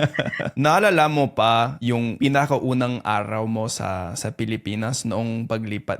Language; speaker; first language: Filipino; non-native, fluent; English